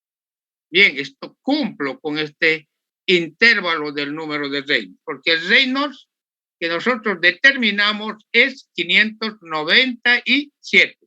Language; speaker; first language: Spanish; native; Spanish